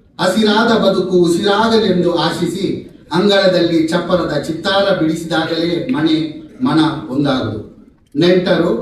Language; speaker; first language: Kannada; non-native, local second language; Konkani